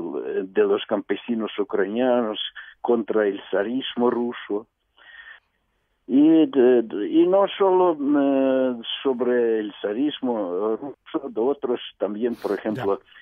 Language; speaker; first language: Spanish; non-native, fluent; Russian